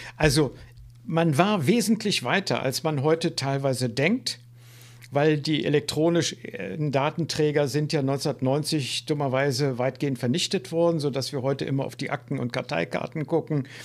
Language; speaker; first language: German; native; German